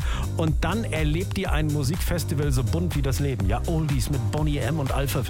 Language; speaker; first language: German; native; German